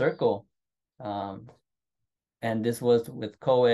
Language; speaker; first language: English; native; English